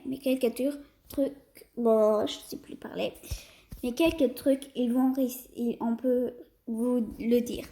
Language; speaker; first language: French; early bilingual, other home language; Portuguese